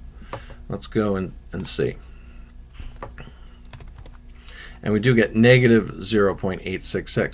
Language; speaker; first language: English; native; English